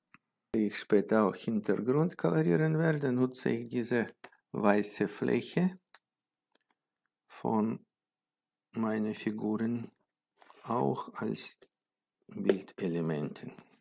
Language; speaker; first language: German; non-native, fluent; Russian